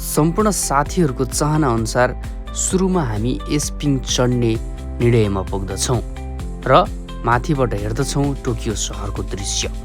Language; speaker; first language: Nepali; native; Nepali